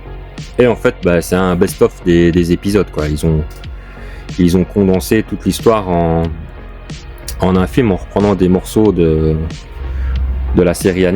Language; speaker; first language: French; native; French